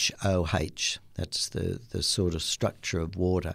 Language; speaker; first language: English; native; English